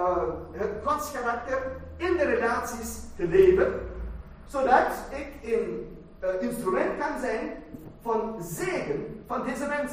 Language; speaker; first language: Dutch; non-native, fluent; German